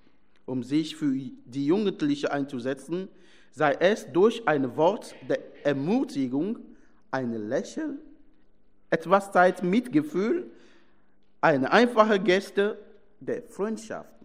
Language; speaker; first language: German; non-native, fluent; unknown